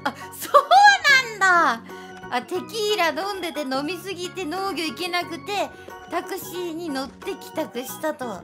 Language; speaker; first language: Japanese; native; Japanese